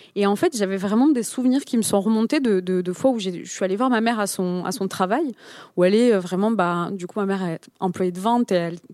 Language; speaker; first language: French; native; French